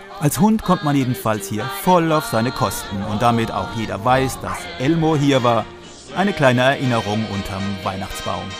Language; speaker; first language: German; native; German